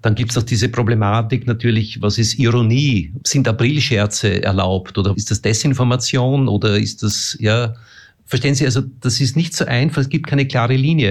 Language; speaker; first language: German; native; German